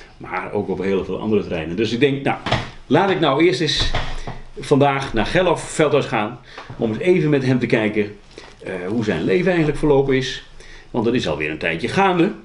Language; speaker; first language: Dutch; native; Dutch